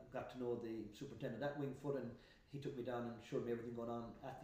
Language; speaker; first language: English; native; English